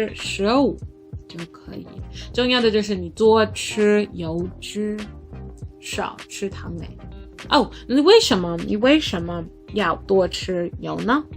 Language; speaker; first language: Chinese; non-native, learner; English